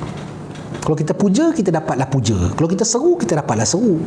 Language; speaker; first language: Malay; native; Malay